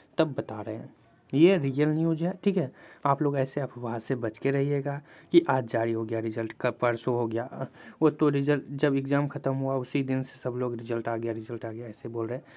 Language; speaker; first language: Hindi; native; Hindi